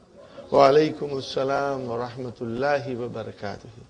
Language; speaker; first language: Arabic; non-native, fluent; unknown